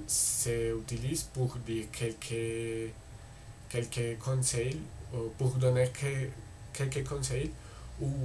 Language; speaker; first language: French; non-native, learner; Spanish